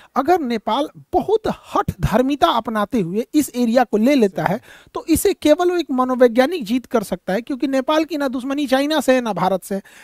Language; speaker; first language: Hindi; native; Hindi